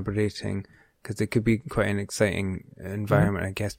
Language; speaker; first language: English; native; English